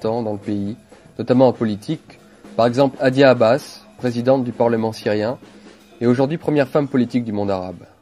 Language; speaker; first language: French; native; French